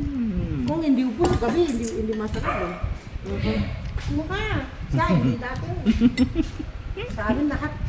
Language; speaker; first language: Filipino; non-native, learner; Chinese